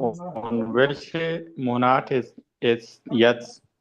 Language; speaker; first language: German; non-native, learner; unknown